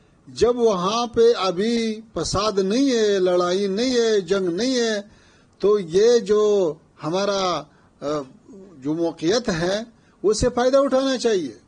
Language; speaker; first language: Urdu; non-native, fluent; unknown